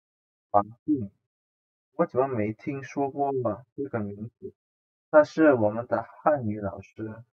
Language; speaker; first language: Chinese; non-native, fluent; Indonesian